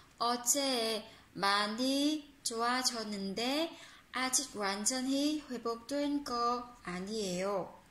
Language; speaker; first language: Korean; non-native, fluent; Vietnamese